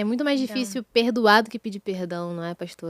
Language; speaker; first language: Portuguese; native; Portuguese